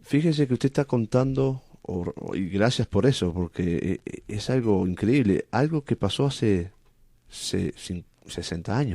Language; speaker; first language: Spanish; native; Spanish